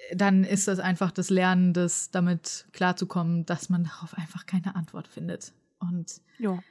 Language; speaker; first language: German; native; German